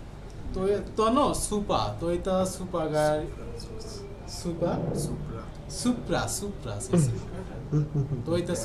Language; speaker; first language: Japanese; non-native, fluent; Bangla